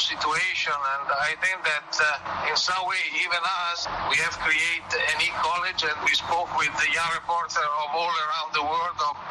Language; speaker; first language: English; non-native, fluent; Italian